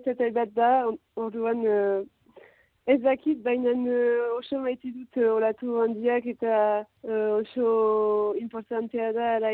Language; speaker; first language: Basque; non-native, local second language; French